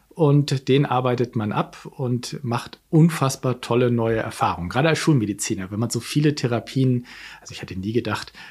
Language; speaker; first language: German; native; German